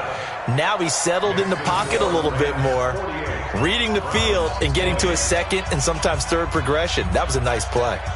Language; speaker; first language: English; native; English